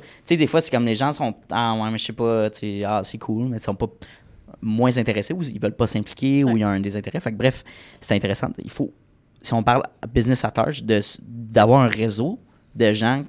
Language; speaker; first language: French; native; French